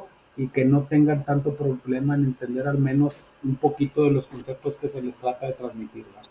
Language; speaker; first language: Spanish; native; Spanish